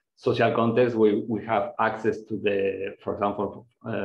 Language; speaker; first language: English; non-native, fluent; Spanish